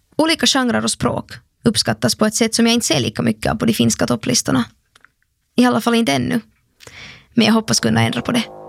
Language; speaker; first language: Swedish; native; Swedish